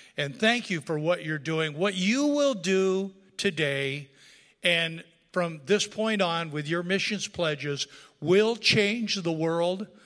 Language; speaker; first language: English; native; English